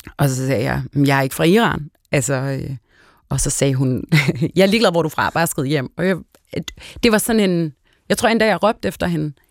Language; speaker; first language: Danish; early bilingual, other home language; Arabic